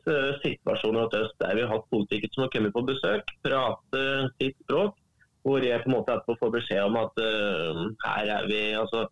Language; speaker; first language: Norwegian; native; Norwegian